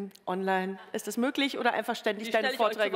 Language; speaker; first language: German; native; German